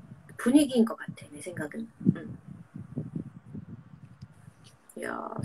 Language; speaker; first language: Korean; non-native, fluent; English